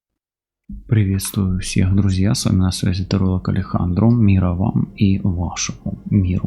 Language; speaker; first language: Russian; native; Russian